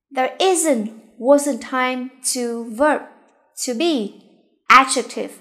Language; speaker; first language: English; non-native, fluent; Vietnamese